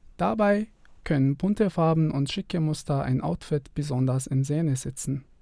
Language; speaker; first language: German; non-native, fluent; Arabic